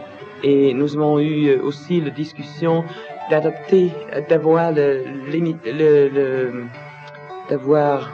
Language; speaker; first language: French; non-native, learner; Danish